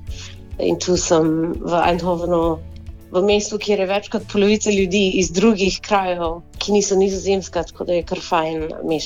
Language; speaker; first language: Slovenian; early bilingual, heritage; Slovenian